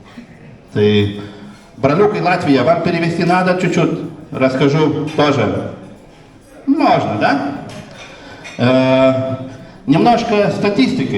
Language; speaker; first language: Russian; non-native, local second language; Lithuanian